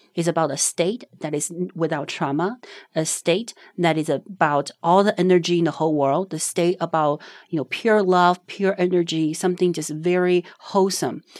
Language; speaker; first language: English; non-native, fluent; Chinese